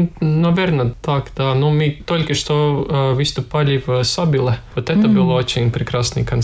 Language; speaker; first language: Russian; non-native, local second language; Latvian